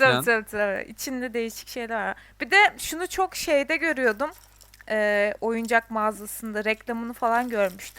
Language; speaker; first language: Turkish; native; Turkish